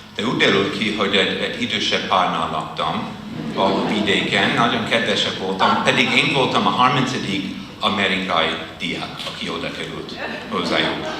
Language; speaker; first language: Hungarian; non-native, fluent; English